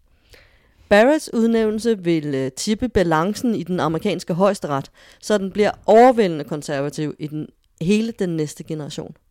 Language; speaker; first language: Danish; native; Danish